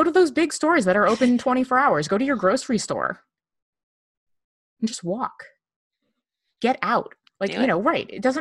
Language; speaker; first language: English; native; English